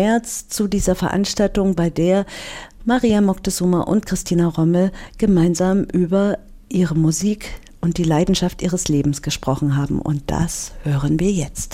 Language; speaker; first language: German; native; German